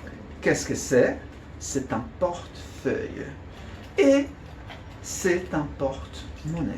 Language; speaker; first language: French; non-native, fluent; Portuguese